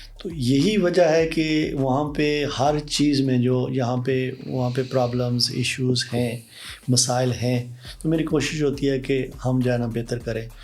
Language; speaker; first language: Urdu; non-native, local second language; Punjabi